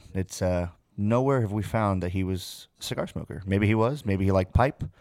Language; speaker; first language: English; native; English